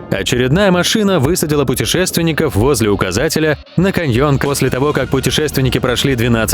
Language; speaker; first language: Russian; native; Russian